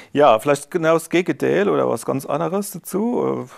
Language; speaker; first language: German; non-native, local second language; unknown